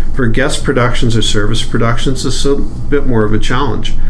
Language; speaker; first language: English; native; English